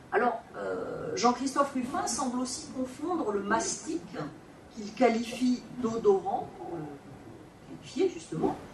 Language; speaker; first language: French; native; French